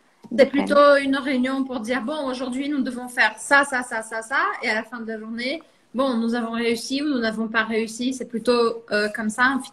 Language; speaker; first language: French; non-native, fluent; Portuguese